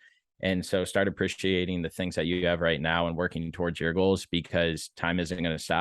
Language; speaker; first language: English; native; English